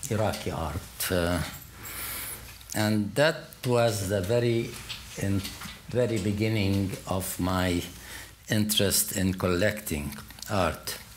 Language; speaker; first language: English; non-native, fluent; Arabic